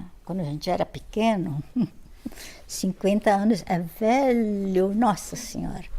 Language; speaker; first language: Portuguese; non-native, fluent; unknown